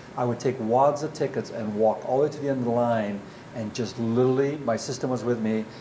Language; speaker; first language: English; early bilingual, other home language; Dutch